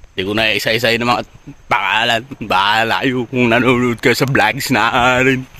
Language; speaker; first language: Filipino; non-native, local second language; Iloko